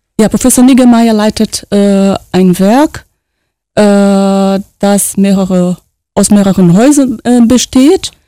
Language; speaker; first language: German; non-native, fluent; Portuguese